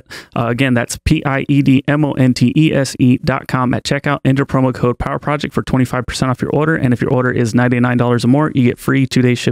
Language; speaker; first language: English; native; English